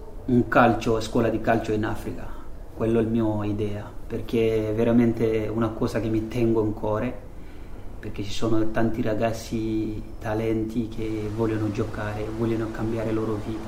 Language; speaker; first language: Italian; non-native, fluent; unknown